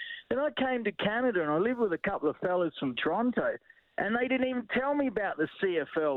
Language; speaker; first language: English; native; English